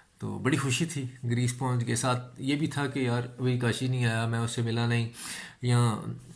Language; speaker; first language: Urdu; non-native, local second language; Punjabi